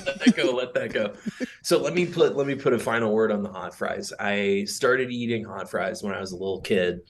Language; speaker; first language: English; native; English